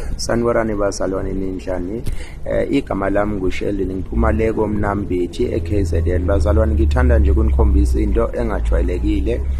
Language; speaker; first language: Zulu; non-native, local second language; English